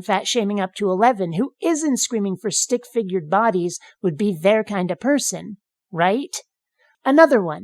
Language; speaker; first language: English; native; English